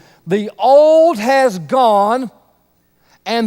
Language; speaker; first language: English; native; English